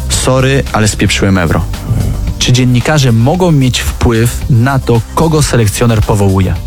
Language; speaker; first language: Polish; non-native, fluent; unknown